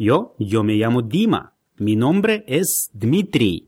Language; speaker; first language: Spanish; non-native, fluent; Russian